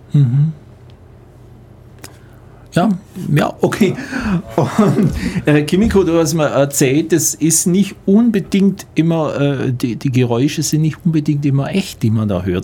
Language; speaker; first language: German; native; German